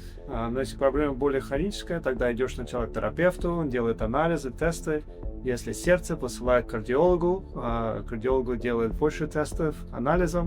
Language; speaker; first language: Russian; early bilingual, heritage; English